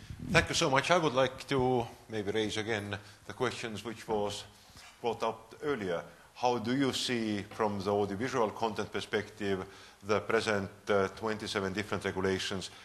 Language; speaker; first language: English; non-native, fluent; Estonian